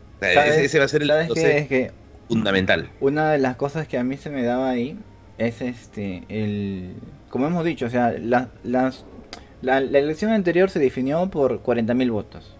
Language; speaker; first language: Spanish; native; Spanish